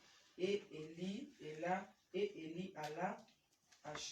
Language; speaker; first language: French; non-native, local second language; Lingala